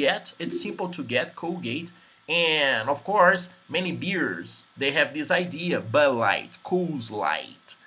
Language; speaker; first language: English; non-native, fluent; Portuguese